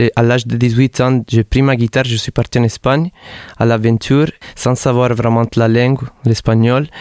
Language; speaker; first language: French; non-native, learner; Italian